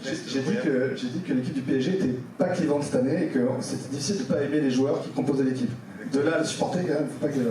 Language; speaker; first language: French; native; French